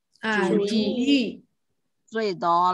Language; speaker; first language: Chinese; non-native, learner; Burmese